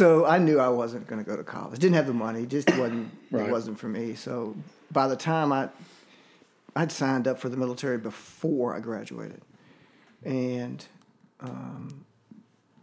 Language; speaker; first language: English; native; English